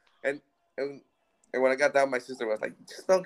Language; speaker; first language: English; non-native, fluent; Spanish